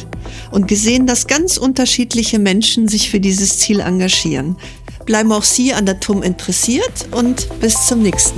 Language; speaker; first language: German; native; German